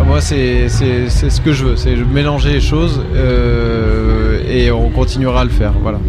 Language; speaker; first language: French; native; French